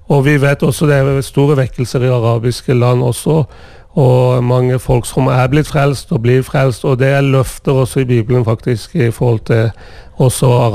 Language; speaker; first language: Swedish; non-native, fluent; Persian